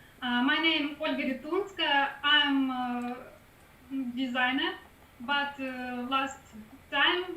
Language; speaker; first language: English; non-native, learner; Russian